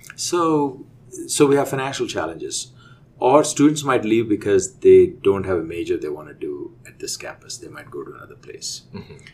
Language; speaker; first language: English; non-native, local second language; Telugu